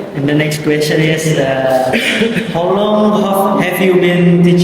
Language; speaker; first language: English; non-native, learner; Indonesian